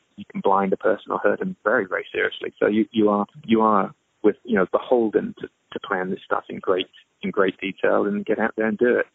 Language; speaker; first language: English; native; English